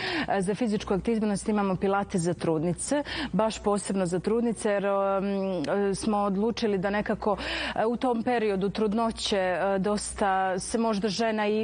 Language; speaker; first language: Serbian; native; Serbian